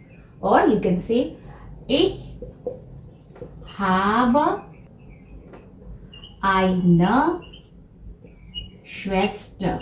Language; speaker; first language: German; non-native, fluent; Hindi